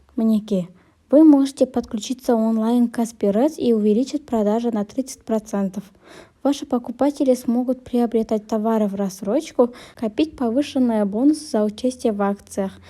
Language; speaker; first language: Russian; non-native, local second language; Kazakh